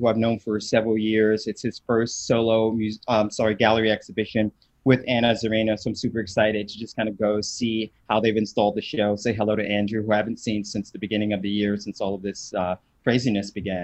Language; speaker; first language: English; native; English